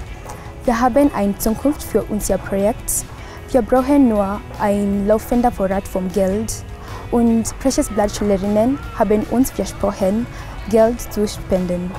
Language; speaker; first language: German; non-native, learner; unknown